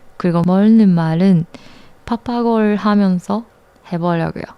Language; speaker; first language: Korean; non-native, learner; Japanese